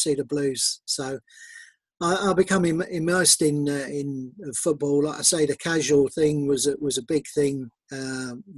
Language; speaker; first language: English; native; English